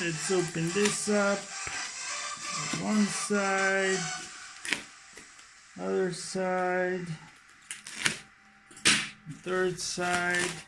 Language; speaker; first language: English; non-native, fluent; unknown